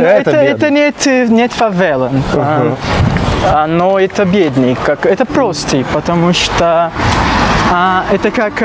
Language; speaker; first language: Russian; non-native, learner; Portuguese